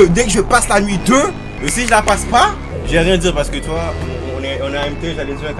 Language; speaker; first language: French; native; French